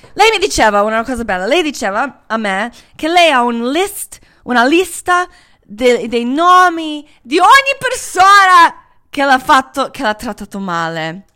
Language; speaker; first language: Italian; non-native, fluent; Croatian